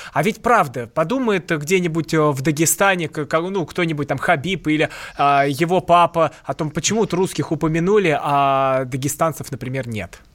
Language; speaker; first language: Russian; native; Russian